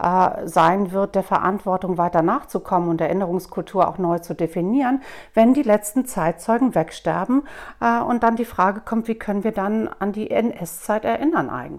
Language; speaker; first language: German; native; German